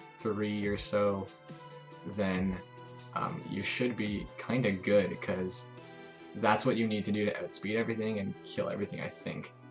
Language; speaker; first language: English; native; English